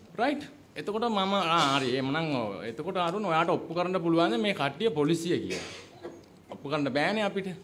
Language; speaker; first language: Sinhala; non-native, local second language; Tamil